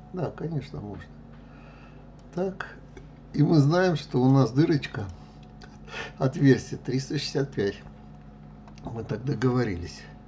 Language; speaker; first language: Russian; native; Russian